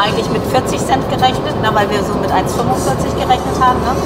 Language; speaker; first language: German; native; German